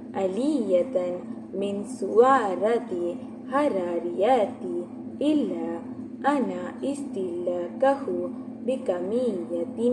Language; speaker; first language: Arabic; non-native, learner; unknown